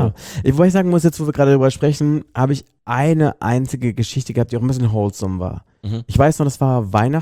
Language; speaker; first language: German; native; German